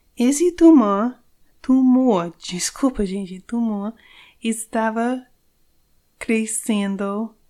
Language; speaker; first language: Portuguese; non-native, learner; English